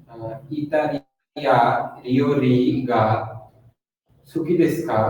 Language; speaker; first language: Japanese; non-native, learner; Bangla